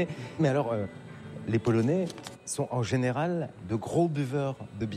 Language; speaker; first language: French; native; French